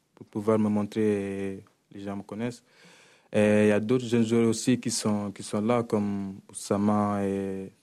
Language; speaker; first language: French; non-native, local second language; Wolof